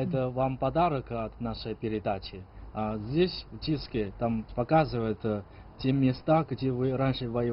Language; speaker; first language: Russian; non-native, fluent; Chinese